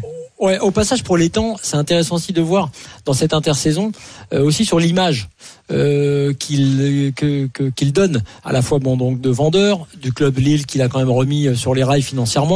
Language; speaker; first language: French; native; French